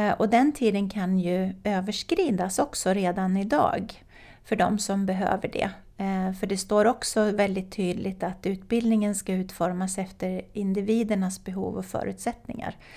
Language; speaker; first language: Swedish; native; Swedish